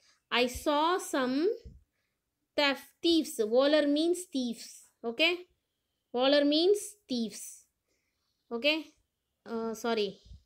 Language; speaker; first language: English; non-native, local second language; Tamil